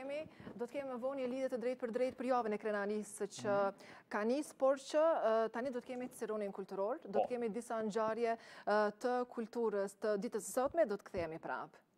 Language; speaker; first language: Albanian; native; Albanian